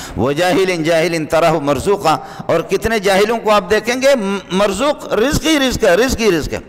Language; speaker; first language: Urdu; non-native, local second language; Brahui